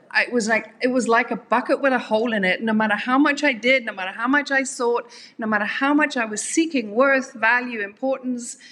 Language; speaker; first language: English; native; English